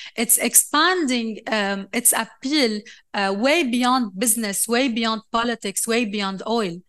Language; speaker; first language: English; non-native, fluent; Arabic